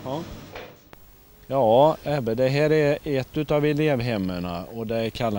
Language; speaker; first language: Swedish; native; Swedish